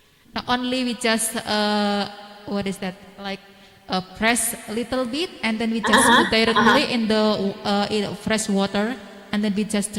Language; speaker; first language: English; non-native, learner; Indonesian